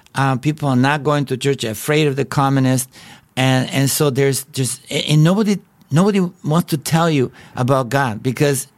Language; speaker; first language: English; non-native, fluent; Bulgarian